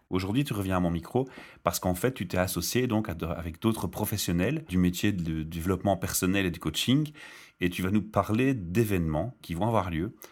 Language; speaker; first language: French; native; French